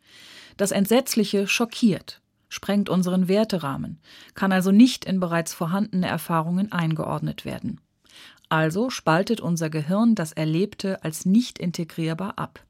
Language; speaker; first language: German; native; German